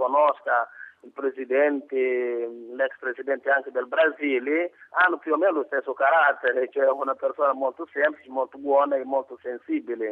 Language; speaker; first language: Italian; non-native, fluent; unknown